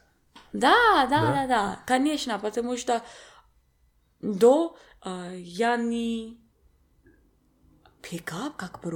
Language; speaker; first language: Russian; non-native, learner; English